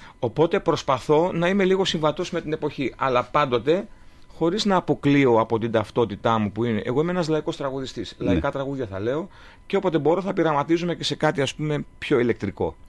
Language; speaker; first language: Greek; early bilingual, heritage; Greek